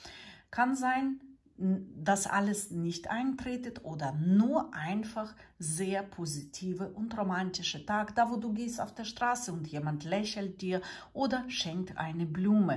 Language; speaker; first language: German; non-native, learner; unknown